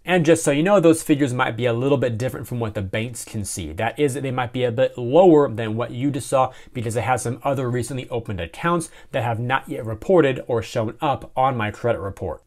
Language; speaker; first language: English; native; English